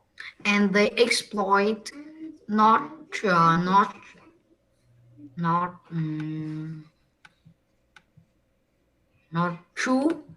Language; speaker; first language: English; non-native, learner; Vietnamese